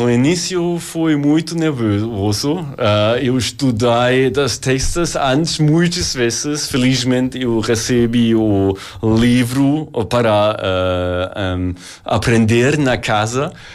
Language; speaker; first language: Portuguese; non-native, learner; German